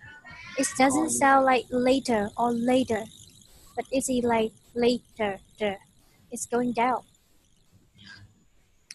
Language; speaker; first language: English; non-native, fluent; Vietnamese